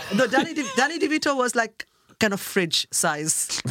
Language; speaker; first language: English; non-native, local second language; Bangla